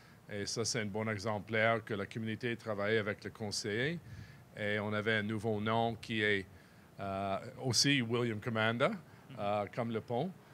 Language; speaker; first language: French; non-native, fluent; English